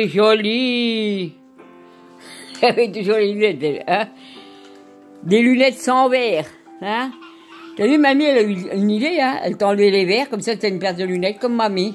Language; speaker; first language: French; native; French